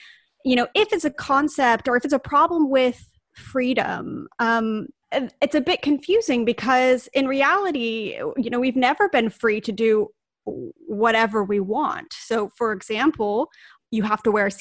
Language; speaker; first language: English; native; English